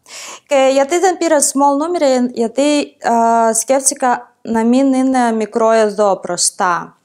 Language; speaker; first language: Greek; non-native, fluent; Ukrainian